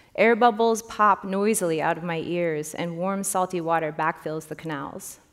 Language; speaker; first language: English; native; English